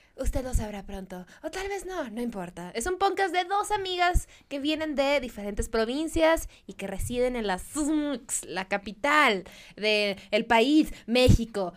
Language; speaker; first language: Spanish; native; Spanish